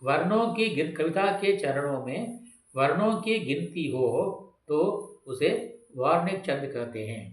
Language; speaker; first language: Hindi; non-native, local second language; Tamil